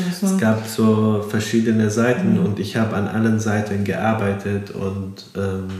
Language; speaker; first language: German; non-native, fluent; Arabic